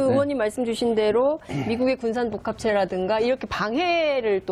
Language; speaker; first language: Korean; native; Korean